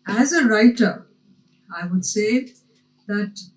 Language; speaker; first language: English; non-native, local second language; Hindi